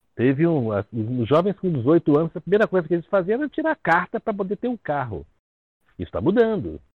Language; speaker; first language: Portuguese; native; Portuguese